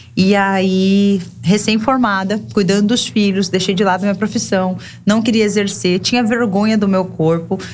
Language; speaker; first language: Portuguese; native; Portuguese